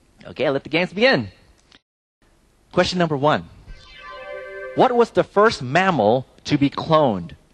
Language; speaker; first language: English; non-native, fluent; Thai